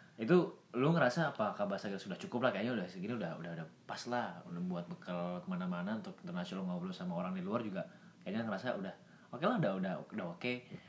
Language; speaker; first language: Indonesian; native; Indonesian